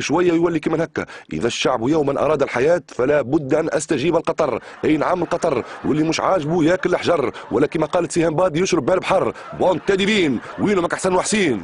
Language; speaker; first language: Arabic; native; Arabic